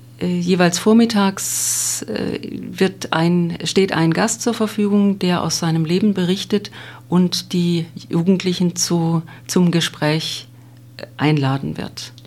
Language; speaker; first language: German; native; German